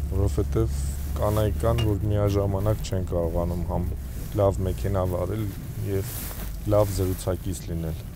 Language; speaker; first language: Armenian; native; Armenian